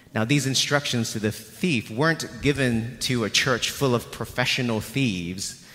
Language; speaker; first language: English; non-native, local second language; Cantonese